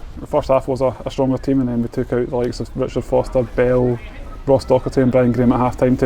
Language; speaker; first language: English; native; English